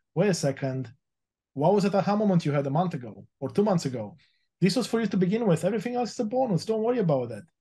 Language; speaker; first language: English; early bilingual, other home language; Romanian